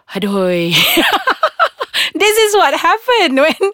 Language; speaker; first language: English; non-native, local second language; Malay